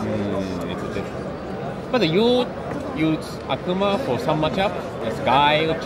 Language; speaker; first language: English; non-native, learner; Japanese